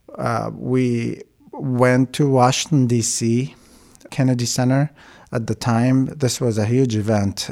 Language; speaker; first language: English; non-native, fluent; Syriac